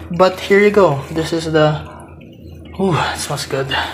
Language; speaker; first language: English; non-native, local second language; Filipino